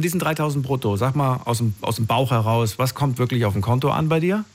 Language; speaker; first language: German; native; German